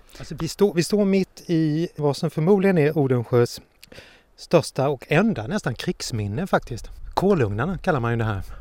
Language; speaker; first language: Swedish; native; Swedish